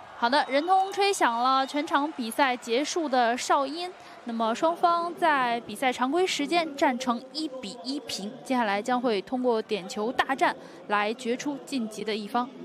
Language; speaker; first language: Chinese; native; Chinese